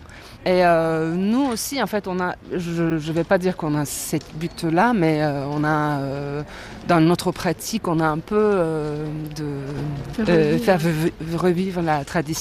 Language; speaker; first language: French; non-native, fluent; Turkish